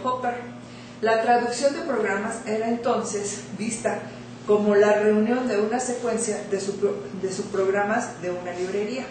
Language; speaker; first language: Spanish; native; Spanish